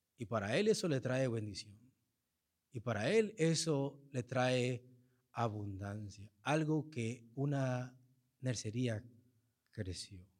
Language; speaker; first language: Spanish; early bilingual, heritage; Spanish